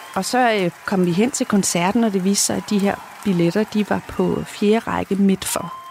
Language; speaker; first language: Danish; native; Danish